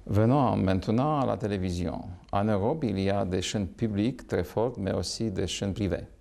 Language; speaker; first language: French; non-native, fluent; Romanian